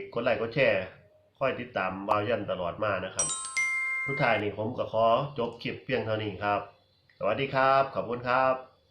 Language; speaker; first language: Thai; non-native, local second language; Northeastern Thai